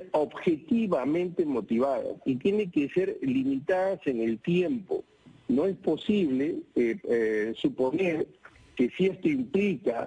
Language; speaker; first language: Spanish; native; Spanish